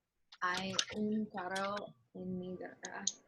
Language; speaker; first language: Spanish; non-native, learner; English